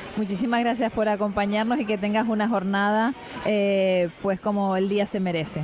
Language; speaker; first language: Spanish; native; Spanish